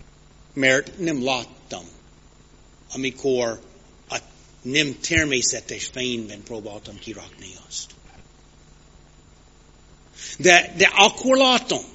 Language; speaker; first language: Hungarian; non-native, fluent; English